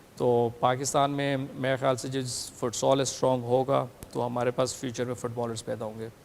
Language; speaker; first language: Urdu; early bilingual, heritage; Urdu